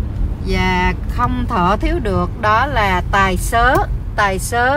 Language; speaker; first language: Vietnamese; native; Vietnamese